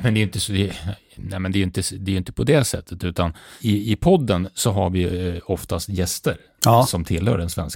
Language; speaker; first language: Swedish; native; Swedish